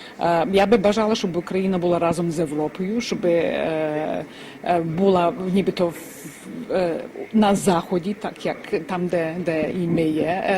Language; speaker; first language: Ukrainian; early bilingual, heritage; Ukrainian